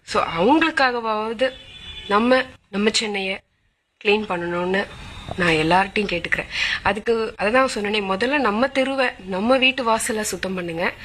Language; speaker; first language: Tamil; non-native, local second language; Malayalam